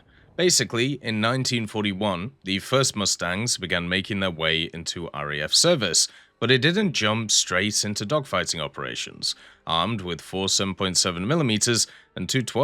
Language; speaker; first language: English; native; English